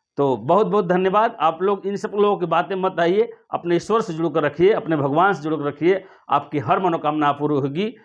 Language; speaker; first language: Hindi; native; Hindi